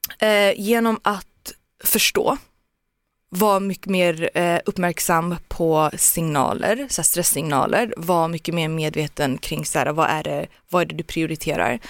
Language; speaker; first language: Swedish; early bilingual, other home language; Turoyo